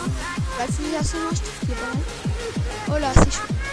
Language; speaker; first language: French; native; French